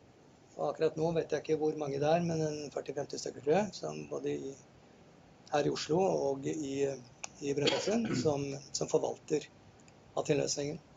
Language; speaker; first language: Norwegian; native; Norwegian